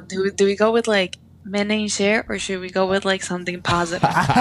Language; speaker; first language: English; native; English